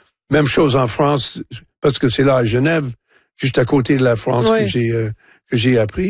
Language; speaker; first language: French; non-native, local second language; English